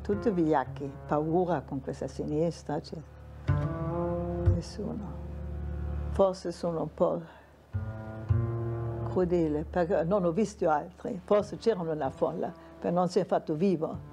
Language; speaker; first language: Italian; non-native, fluent; German